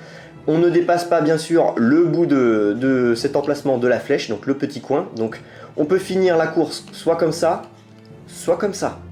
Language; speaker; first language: French; native; French